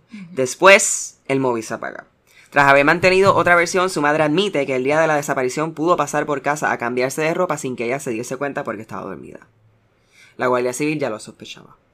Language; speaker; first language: Spanish; early bilingual, heritage; Spanish